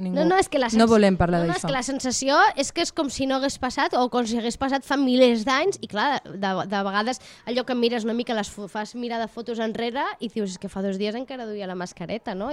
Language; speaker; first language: Catalan; native; Catalan